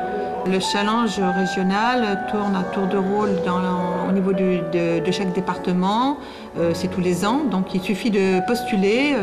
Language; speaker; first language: French; native; French